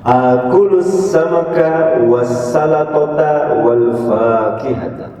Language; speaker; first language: Arabic; non-native, fluent; Indonesian